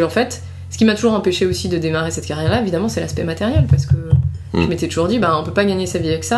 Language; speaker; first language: French; native; French